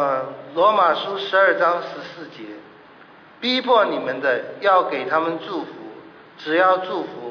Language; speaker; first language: Chinese; native; Chinese